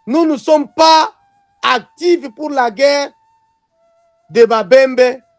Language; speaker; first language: French; non-native, local second language; Swahili